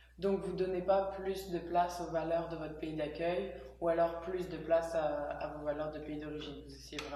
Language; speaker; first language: French; native; French